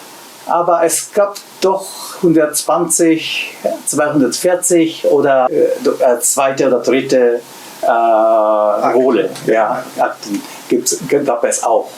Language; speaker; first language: German; non-native, learner; Japanese